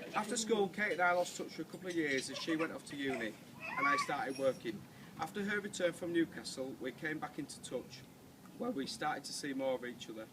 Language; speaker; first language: English; native; English